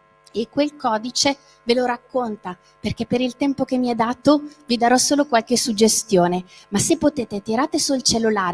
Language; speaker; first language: Italian; native; Italian